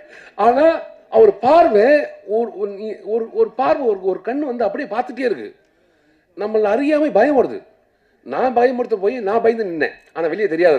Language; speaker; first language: Tamil; native; Tamil